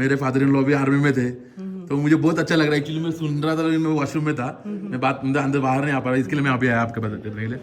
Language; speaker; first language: Hindi; non-native, local second language; Marathi